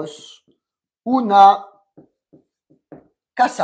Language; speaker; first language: Spanish; non-native, fluent; French